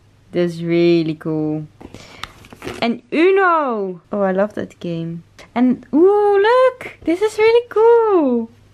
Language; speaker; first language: English; non-native, fluent; Dutch